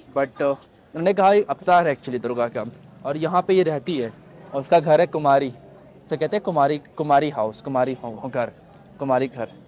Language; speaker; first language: Hindi; native; Hindi